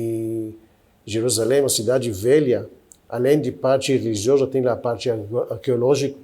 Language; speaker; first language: Portuguese; non-native, fluent; Hebrew